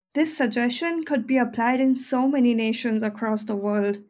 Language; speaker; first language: English; non-native, local second language; Hindi